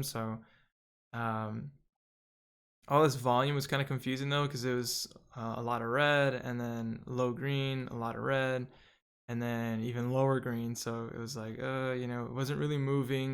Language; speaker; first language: English; native; English